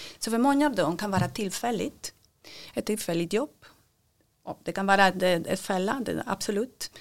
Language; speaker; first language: Swedish; non-native, fluent; Spanish